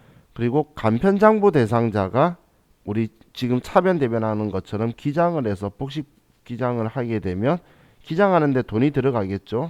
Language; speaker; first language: Korean; native; Korean